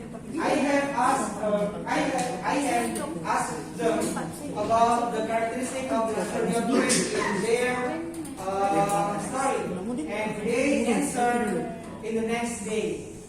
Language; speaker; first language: English; non-native, fluent; Indonesian